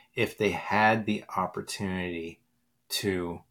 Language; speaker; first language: English; native; English